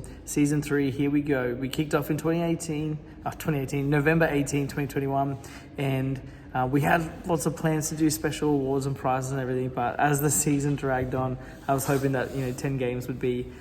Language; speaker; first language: English; native; English